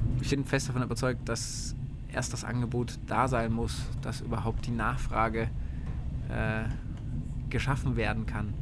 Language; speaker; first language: German; native; German